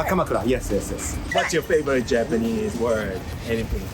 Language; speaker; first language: English; non-native, learner; Japanese